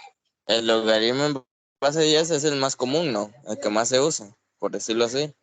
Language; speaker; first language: Spanish; native; Spanish